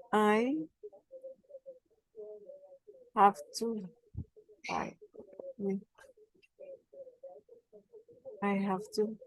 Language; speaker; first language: English; non-native, learner; Spanish